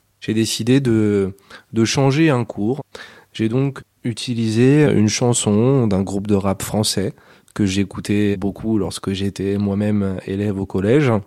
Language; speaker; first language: French; native; French